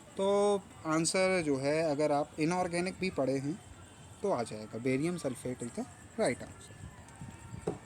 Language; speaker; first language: Hindi; native; Hindi